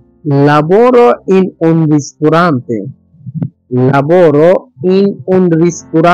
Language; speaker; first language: Italian; non-native, learner; Bangla